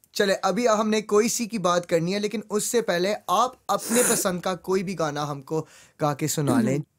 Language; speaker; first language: Hindi; early bilingual, heritage; Urdu